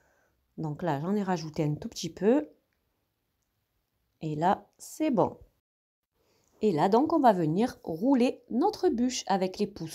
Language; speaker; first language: French; native; French